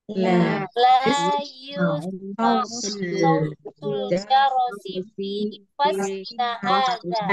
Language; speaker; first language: Arabic; non-native, learner; Indonesian